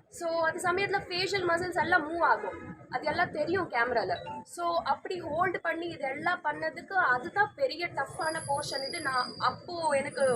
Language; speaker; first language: Tamil; non-native, learner; Telugu